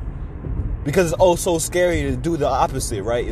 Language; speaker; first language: English; native; English